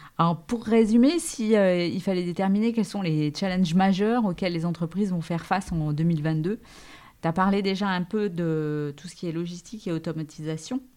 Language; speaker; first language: French; native; French